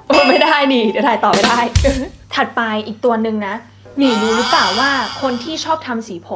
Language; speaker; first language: Thai; native; Thai